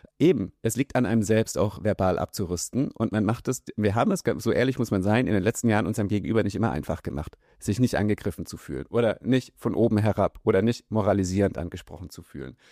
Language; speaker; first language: German; native; German